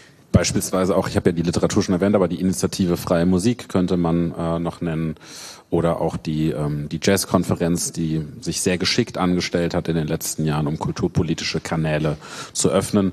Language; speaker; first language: German; native; German